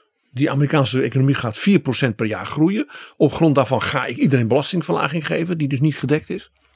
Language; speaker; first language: Dutch; native; Dutch